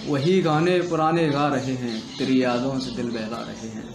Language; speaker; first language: Hindi; native; Hindi